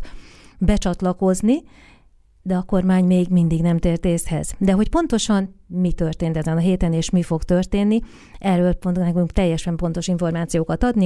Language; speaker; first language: Hungarian; native; Hungarian